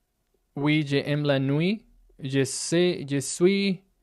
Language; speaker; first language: French; non-native, learner; English